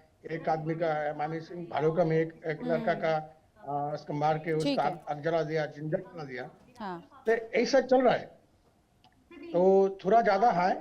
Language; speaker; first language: Hindi; non-native, local second language; Bangla